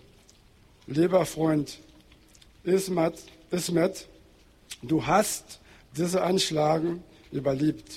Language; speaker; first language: German; non-native, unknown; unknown